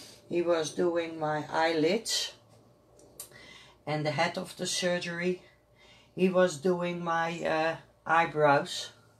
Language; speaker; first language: English; non-native, fluent; Dutch